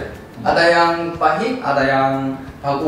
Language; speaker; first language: Indonesian; non-native, learner; Korean